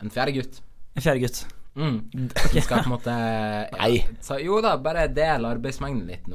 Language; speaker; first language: Norwegian; native; Norwegian